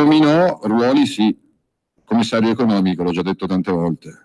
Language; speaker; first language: Italian; native; Italian